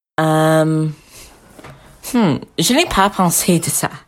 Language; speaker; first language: French; non-native, learner; English